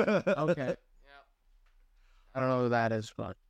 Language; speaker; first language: English; native; English